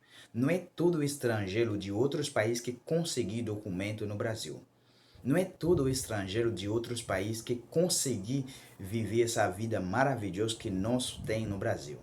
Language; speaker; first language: Portuguese; non-native, local second language; Haitian Creole